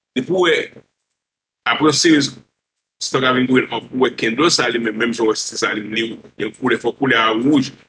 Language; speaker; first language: English; non-native, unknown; Haitian Creole